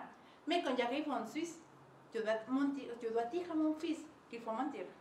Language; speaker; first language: French; non-native, learner; Spanish